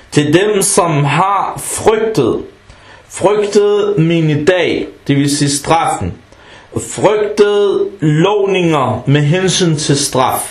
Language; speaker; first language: Danish; early bilingual, other home language; Arabic